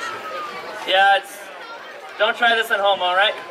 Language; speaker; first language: English; native; English